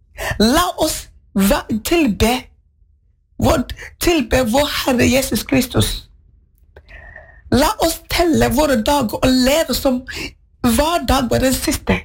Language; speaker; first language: Norwegian; non-native, fluent; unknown